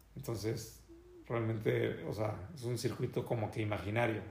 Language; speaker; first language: Spanish; native; Spanish